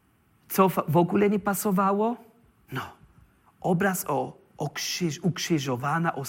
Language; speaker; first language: Polish; non-native, learner; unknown